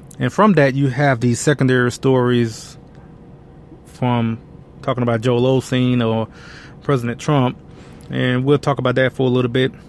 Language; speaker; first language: English; native; English